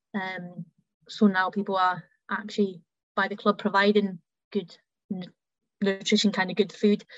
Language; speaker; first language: English; early bilingual, heritage; German